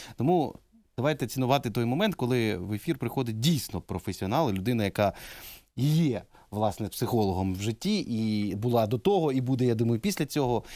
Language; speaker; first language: Ukrainian; native; Ukrainian